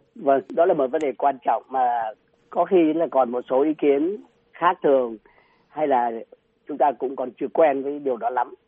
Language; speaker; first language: Vietnamese; native; Vietnamese